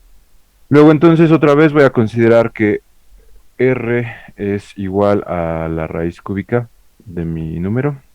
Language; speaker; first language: Spanish; native; Spanish